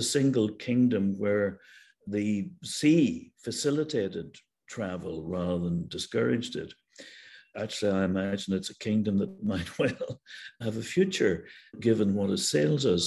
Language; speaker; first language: English; native; English